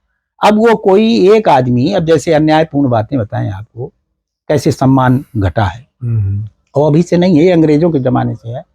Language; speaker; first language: Hindi; native; Hindi